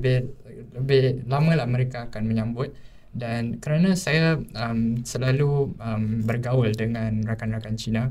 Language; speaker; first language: Malay; native; Malay